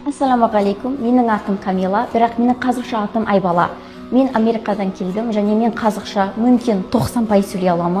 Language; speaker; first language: Kazakh; non-native, learner; English